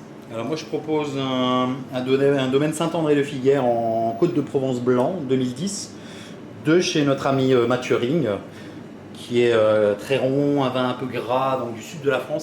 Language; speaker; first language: French; native; French